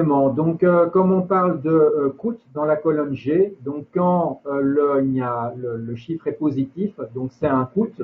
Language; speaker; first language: French; native; French